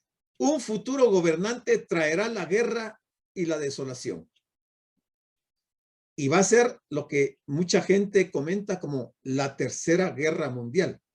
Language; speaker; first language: Spanish; native; Spanish